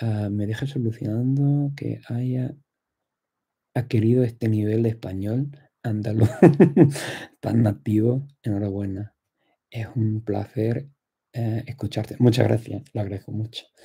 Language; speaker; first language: Spanish; non-native, fluent; English